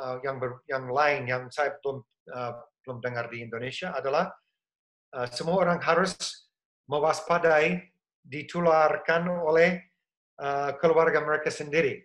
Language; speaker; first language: Indonesian; non-native, fluent; English